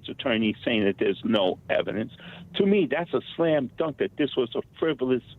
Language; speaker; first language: English; native; English